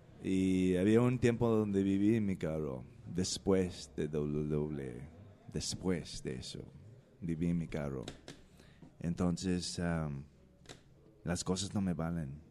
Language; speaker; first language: Spanish; non-native, learner; English